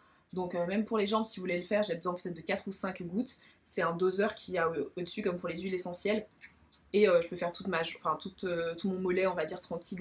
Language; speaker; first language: French; native; French